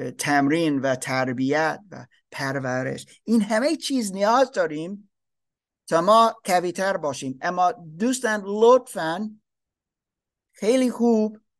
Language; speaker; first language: Persian; non-native, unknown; German